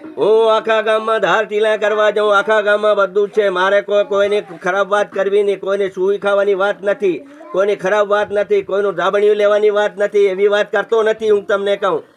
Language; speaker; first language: Gujarati; non-native, local second language; Bhili